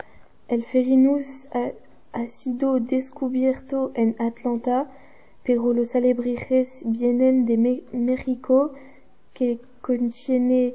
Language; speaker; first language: Spanish; non-native, learner; French